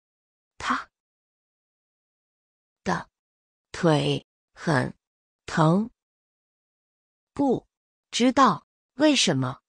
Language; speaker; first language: Chinese; non-native, learner; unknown